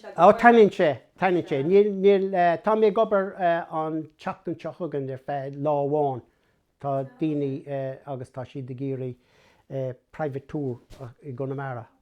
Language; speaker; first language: Irish; non-native, local second language; English